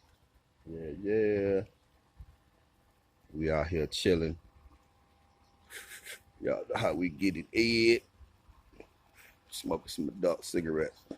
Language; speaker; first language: English; native; English